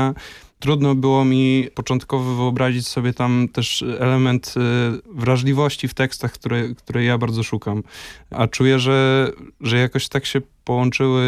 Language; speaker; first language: Polish; native; Polish